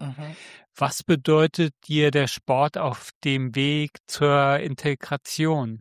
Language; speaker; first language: German; native; German